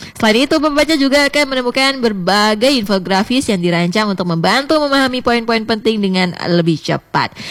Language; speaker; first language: Indonesian; native; Indonesian